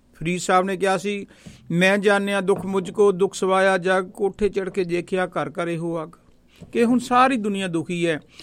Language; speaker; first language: Punjabi; native; Punjabi